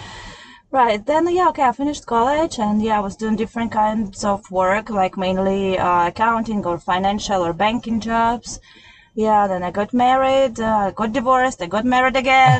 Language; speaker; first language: English; non-native, fluent; Russian